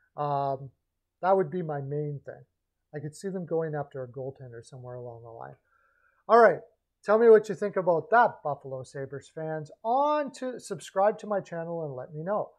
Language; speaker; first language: English; native; English